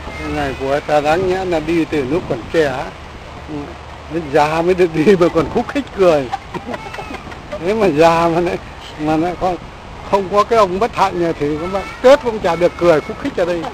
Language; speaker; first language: Vietnamese; native; Vietnamese